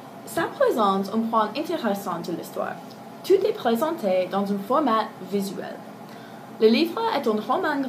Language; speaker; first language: French; non-native, learner; English